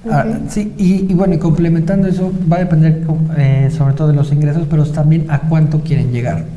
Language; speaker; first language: Spanish; native; Spanish